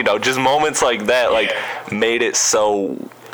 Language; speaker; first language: English; native; English